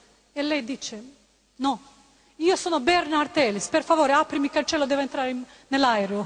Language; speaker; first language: Italian; non-native, fluent; Croatian